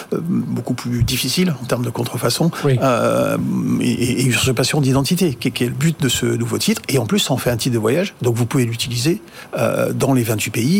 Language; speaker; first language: French; native; French